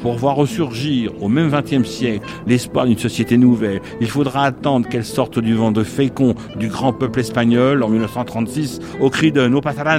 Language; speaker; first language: French; native; French